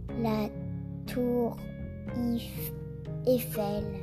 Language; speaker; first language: French; early bilingual, heritage; French